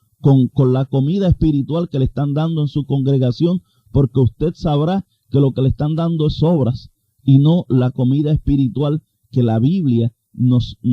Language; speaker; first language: Spanish; native; Spanish